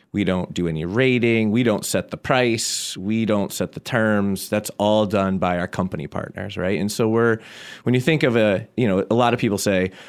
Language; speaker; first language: English; native; English